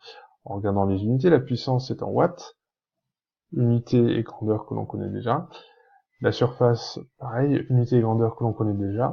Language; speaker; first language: French; native; French